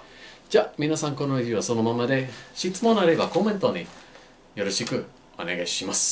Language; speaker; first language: Japanese; non-native, fluent; English